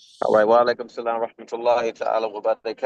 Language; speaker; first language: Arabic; non-native, learner; English